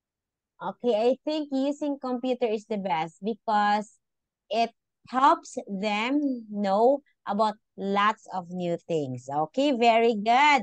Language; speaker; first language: English; non-native, local second language; Filipino